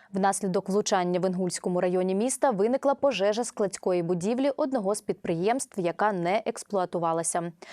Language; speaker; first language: Ukrainian; native; Ukrainian